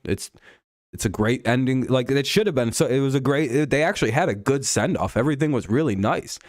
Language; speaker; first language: English; native; English